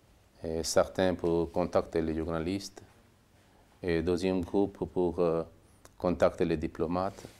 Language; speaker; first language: French; non-native, fluent; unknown